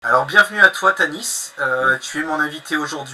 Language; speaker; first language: French; native; French